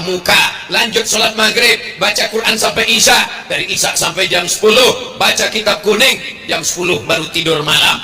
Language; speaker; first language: Indonesian; native; Indonesian